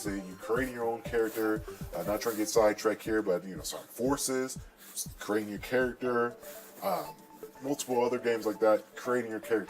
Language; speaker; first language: English; native; English